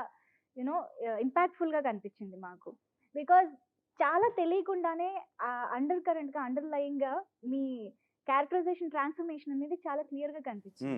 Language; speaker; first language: Telugu; native; Telugu